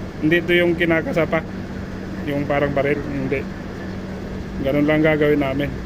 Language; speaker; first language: Filipino; non-native, local second language; Bikol